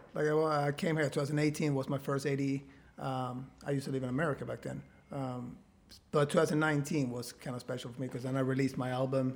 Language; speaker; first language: English; non-native, fluent; Swedish